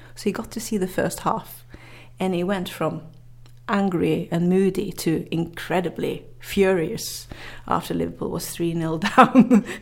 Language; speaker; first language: English; non-native, fluent; Norwegian